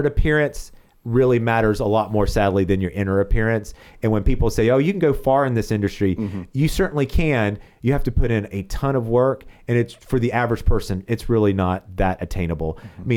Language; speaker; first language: English; native; English